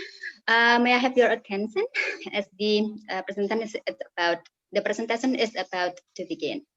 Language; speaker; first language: English; non-native, fluent; Indonesian